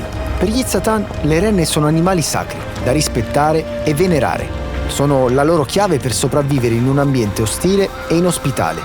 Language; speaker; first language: Italian; native; Italian